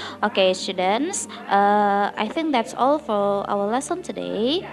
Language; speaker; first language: English; non-native, fluent; Indonesian